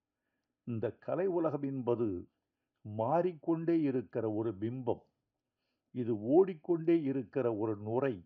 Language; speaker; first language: Tamil; native; Tamil